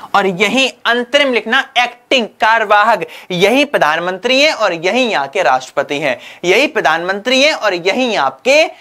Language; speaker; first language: Hindi; native; Hindi